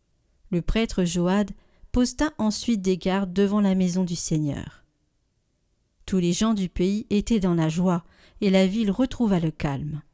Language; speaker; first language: French; native; French